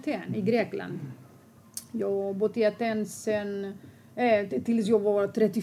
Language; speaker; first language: Swedish; non-native, fluent; Greek